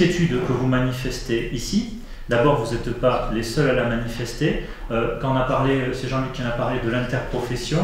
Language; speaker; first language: French; native; French